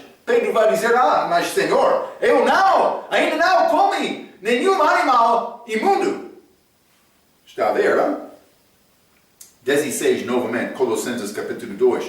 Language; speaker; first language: Portuguese; non-native, fluent; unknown